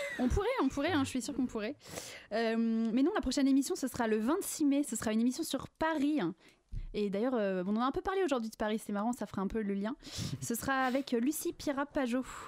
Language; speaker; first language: French; native; French